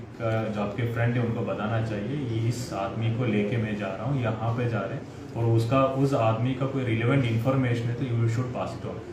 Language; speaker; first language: Hindi; non-native, local second language; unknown